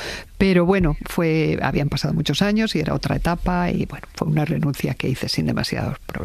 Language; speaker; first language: Spanish; native; Spanish